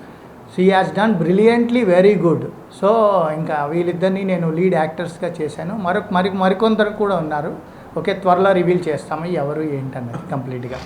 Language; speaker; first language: Telugu; native; Telugu